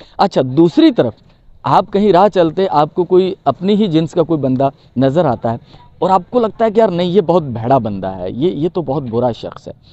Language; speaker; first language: Urdu; native; Urdu